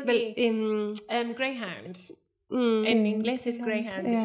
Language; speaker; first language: Spanish; non-native, fluent; Welsh